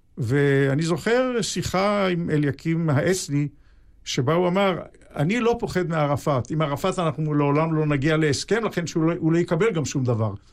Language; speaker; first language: Hebrew; native; Hebrew